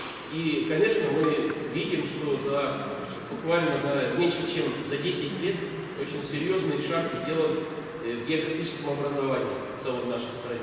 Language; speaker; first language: Russian; native; Russian